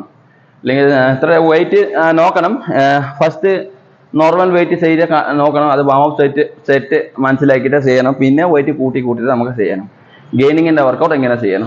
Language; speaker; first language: Malayalam; non-native, learner; Assamese